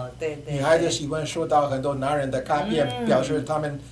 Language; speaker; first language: Chinese; non-native, fluent; English